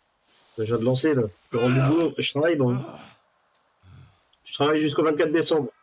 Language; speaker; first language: French; native; French